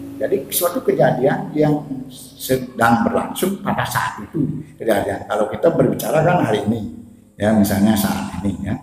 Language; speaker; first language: Indonesian; non-native, local second language; Balinese